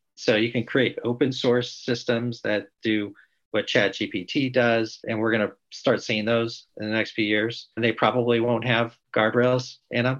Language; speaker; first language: English; native; English